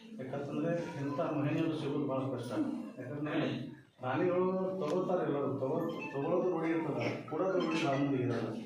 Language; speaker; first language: Kannada; non-native, local second language; Lambadi